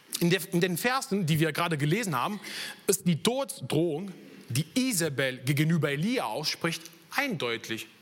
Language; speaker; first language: German; non-native, fluent; Italian